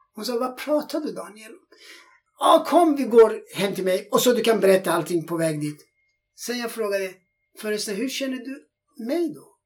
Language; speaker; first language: Swedish; non-native, fluent; Persian